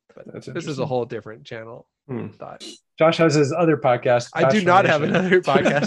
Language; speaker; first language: English; native; English